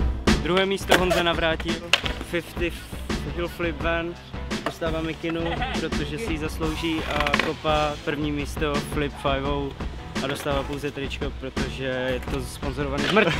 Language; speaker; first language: Czech; native; Czech